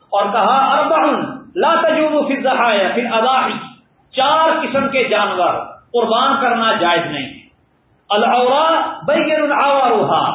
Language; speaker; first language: Urdu; non-native, local second language; Punjabi